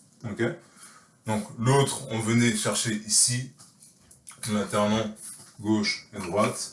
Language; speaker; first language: French; native; French